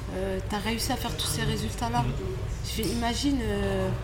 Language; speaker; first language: French; native; French